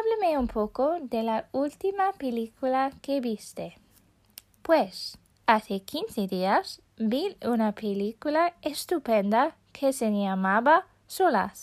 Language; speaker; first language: Spanish; non-native, fluent; English